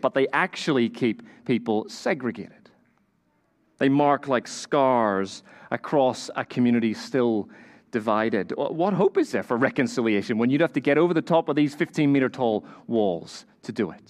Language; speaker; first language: English; native; English